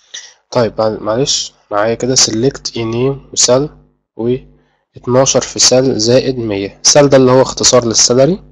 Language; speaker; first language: Arabic; native; Arabic